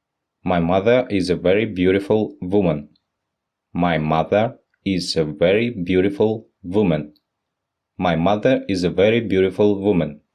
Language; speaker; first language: English; non-native, fluent; Russian